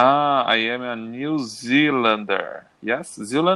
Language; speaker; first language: English; non-native, learner; Portuguese